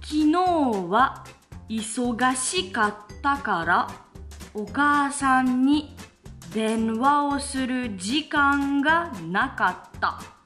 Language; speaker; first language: Japanese; non-native, fluent; French